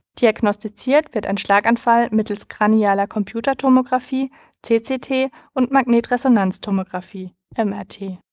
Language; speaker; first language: German; native; German